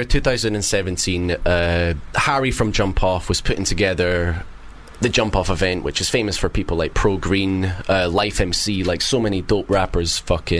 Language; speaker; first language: English; native; English